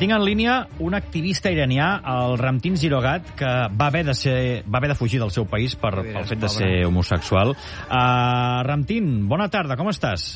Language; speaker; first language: Catalan; native; Catalan